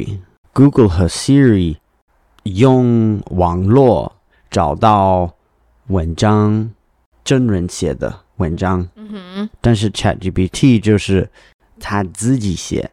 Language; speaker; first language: Chinese; non-native, learner; English